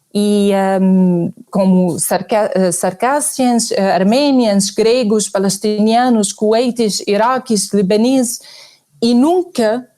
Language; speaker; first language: Portuguese; non-native, fluent; Arabic